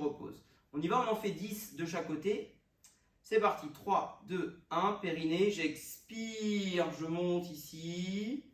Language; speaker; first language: French; native; French